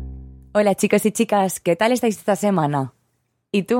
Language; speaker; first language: Spanish; native; Spanish